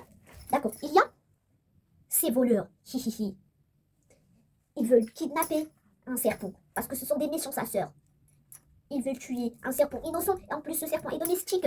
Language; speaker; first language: French; non-native, local second language; Arabic